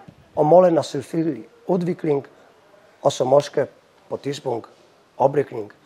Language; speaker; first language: Danish; non-native, fluent; Polish